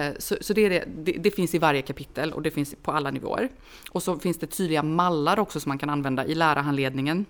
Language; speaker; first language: Swedish; native; Swedish